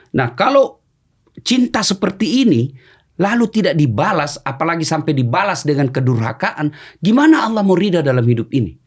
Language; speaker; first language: Indonesian; non-native, local second language; Buginese